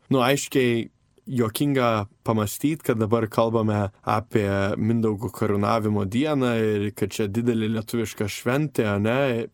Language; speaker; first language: Lithuanian; early bilingual, heritage; Lithuanian